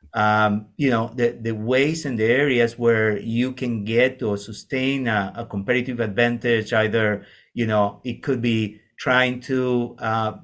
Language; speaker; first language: English; non-native, fluent; Spanish